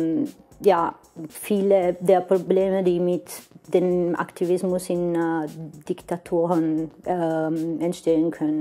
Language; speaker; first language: German; non-native, fluent; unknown